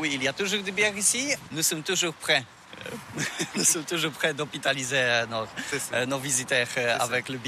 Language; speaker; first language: French; non-native, learner; Polish